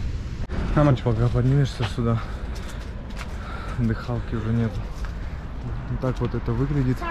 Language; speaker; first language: Russian; native; Russian